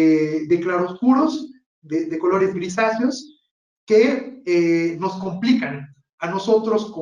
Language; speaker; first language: Spanish; native; Spanish